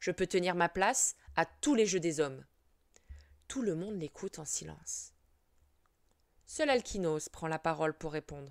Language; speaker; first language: French; native; French